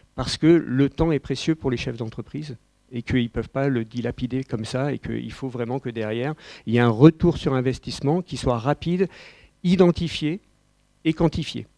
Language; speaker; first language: French; native; French